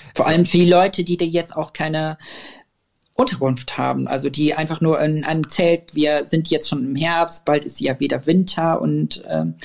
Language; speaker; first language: German; non-native, fluent; Arabic